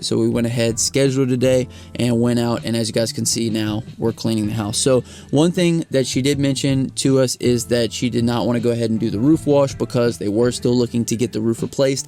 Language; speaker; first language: English; native; English